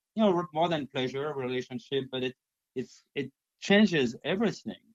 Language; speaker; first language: English; non-native, fluent; French